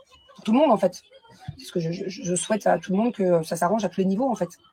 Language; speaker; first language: French; native; French